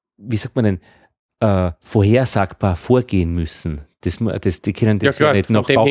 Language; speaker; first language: German; native; German